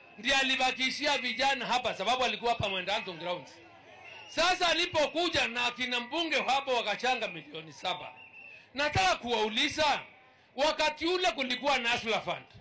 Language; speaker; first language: Swahili; non-native, local second language; Meru